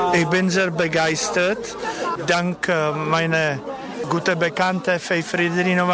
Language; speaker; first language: German; non-native, learner; Czech